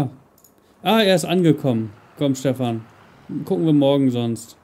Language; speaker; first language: German; native; German